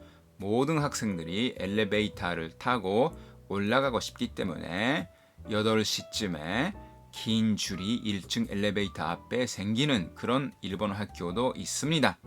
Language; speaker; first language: Korean; non-native, fluent; Japanese